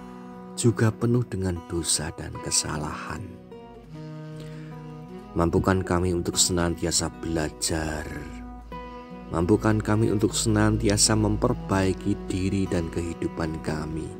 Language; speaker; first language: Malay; non-native, local second language; Javanese